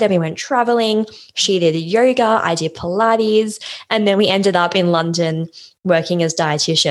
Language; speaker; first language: English; native; English